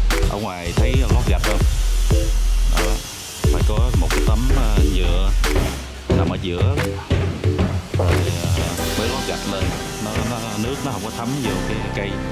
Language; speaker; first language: Vietnamese; native; Vietnamese